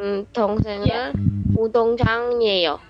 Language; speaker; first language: Korean; non-native, learner; Indonesian